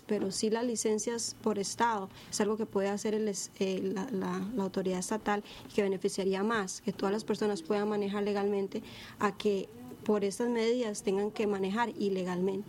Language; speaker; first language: Spanish; native; Spanish